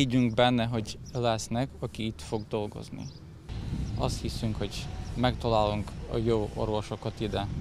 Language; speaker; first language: Hungarian; non-native, local second language; Ukrainian